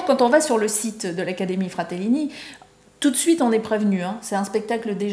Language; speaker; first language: French; native; French